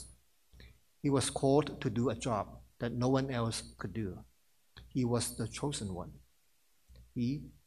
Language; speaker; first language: English; non-native, local second language; Cantonese